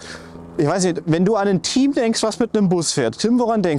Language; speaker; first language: German; native; German